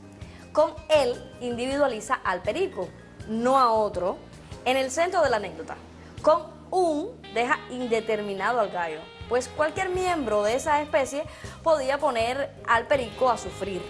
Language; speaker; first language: Spanish; native; Spanish